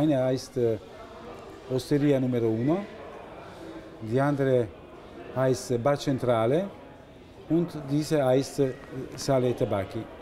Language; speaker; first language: German; non-native, fluent; Italian